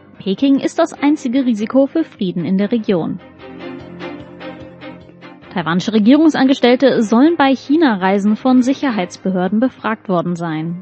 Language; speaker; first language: German; native; German